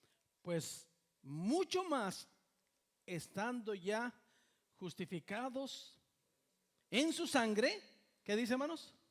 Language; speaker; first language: Spanish; native; Spanish